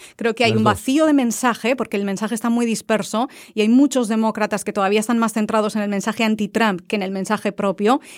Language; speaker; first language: Spanish; native; Spanish